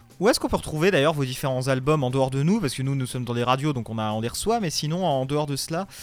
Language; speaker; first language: French; native; French